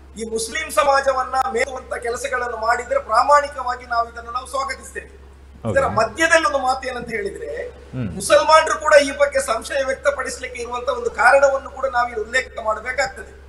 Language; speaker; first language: Kannada; non-native, local second language; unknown